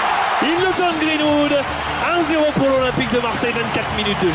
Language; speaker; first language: French; native; French